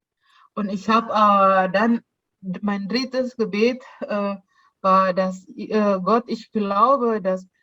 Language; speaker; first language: German; non-native, fluent; Indonesian